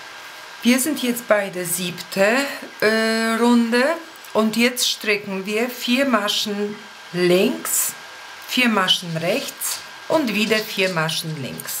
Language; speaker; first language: German; non-native, fluent; Polish